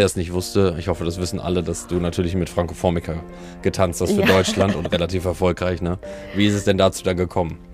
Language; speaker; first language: German; native; German